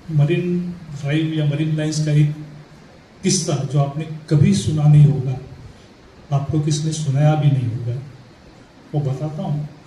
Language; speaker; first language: Hindi; non-native, local second language; Marathi